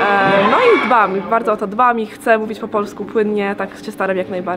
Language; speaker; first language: Polish; early bilingual, heritage; Polish